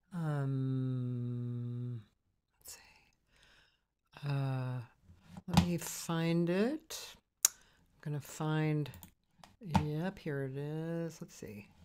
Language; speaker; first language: English; native; English